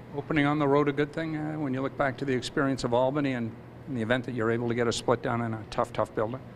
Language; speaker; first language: English; native; English